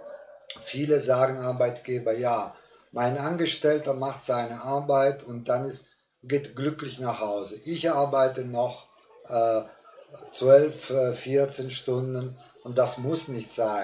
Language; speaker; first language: German; non-native, fluent; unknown